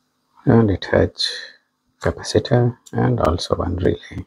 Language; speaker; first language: English; non-native, fluent; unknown